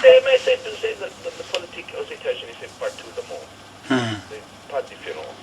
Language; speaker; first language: French; non-native, learner; English